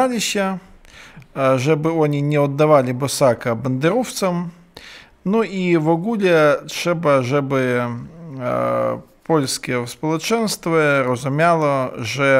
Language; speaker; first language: Polish; non-native, learner; Belarusian